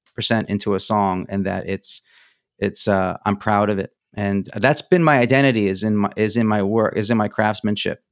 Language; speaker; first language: English; early bilingual, other home language; Greek